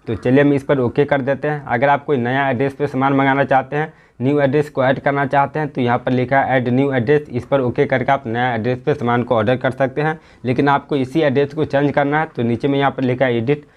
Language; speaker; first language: Hindi; native; Hindi